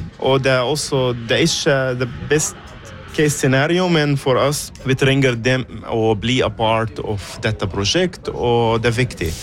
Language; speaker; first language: Norwegian; non-native, learner; Arabic